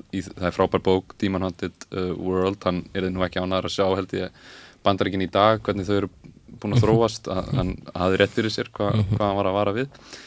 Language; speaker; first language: Icelandic; native; Icelandic